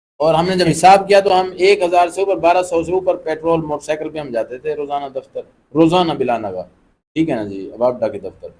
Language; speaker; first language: Urdu; non-native, local second language; Saraiki